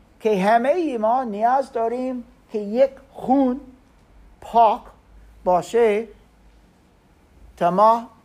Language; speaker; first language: Persian; non-native, learner; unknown